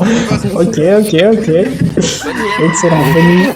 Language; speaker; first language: French; native; French